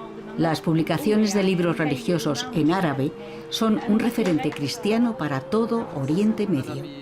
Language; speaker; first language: Spanish; native; Spanish